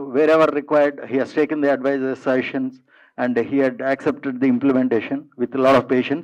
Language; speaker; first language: Telugu; native; Telugu